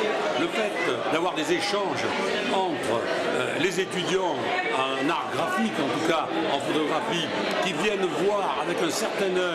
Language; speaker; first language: French; native; French